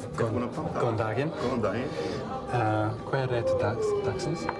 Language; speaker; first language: Icelandic; non-native, learner; English